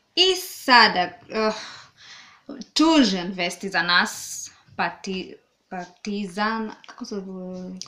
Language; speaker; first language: Serbian; non-native, learner; Swahili